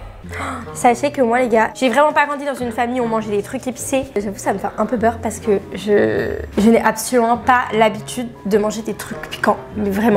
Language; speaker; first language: French; native; French